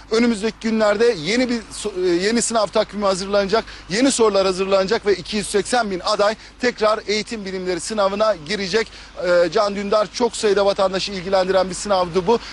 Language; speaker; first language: Turkish; native; Turkish